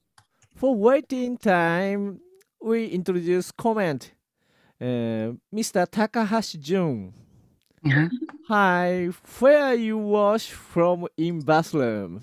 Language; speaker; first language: English; non-native, learner; Japanese